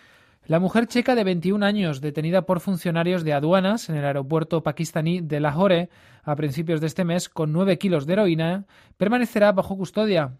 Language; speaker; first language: Spanish; native; Spanish